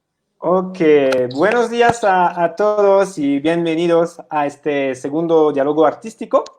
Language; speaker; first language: Spanish; non-native, fluent; French